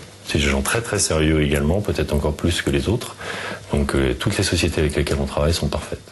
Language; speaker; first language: French; native; French